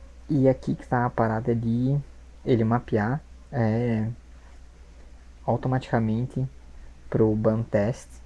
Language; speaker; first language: Portuguese; native; Portuguese